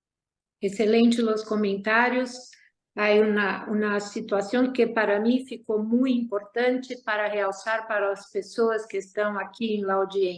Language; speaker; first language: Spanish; non-native, learner; Portuguese